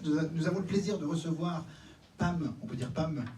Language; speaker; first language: French; native; French